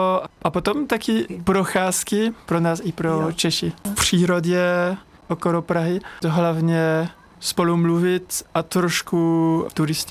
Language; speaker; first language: Czech; non-native, fluent; French